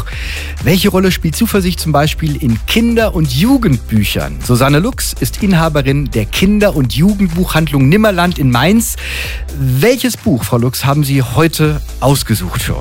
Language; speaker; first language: German; native; German